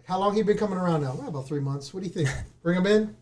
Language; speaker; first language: English; native; English